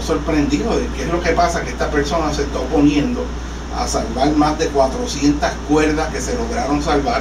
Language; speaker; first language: Spanish; native; Spanish